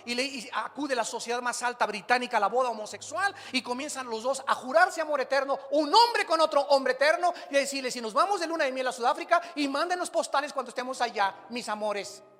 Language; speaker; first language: Spanish; native; Spanish